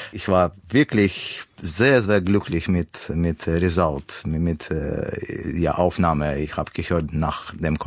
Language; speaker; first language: German; non-native, learner; Russian